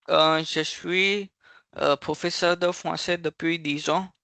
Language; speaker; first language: French; non-native, fluent; Hindi